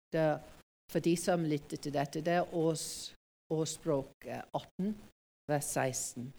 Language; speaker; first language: Norwegian; non-native, fluent; English